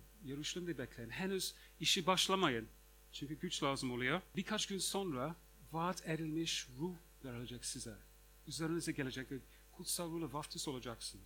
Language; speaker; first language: Turkish; non-native, fluent; English